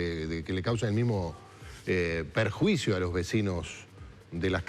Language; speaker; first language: Spanish; native; Spanish